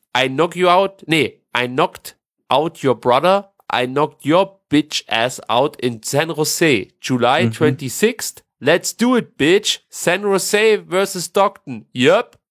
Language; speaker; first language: English; non-native, learner; German